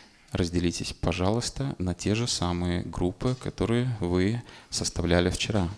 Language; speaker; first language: Russian; native; Russian